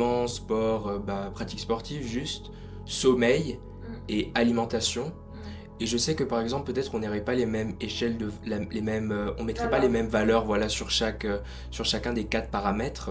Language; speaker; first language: French; native; French